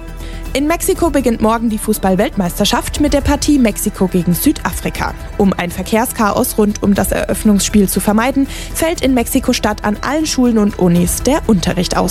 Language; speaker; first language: German; native; German